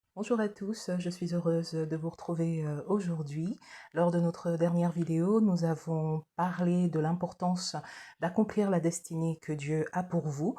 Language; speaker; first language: French; native; French